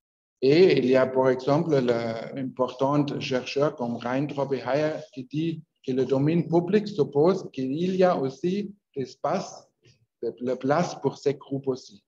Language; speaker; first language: French; non-native, learner; Spanish